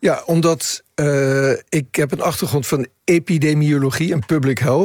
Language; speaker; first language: Dutch; native; Dutch